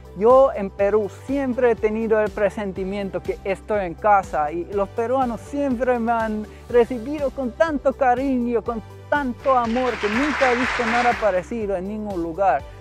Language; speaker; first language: Spanish; non-native, fluent; Finnish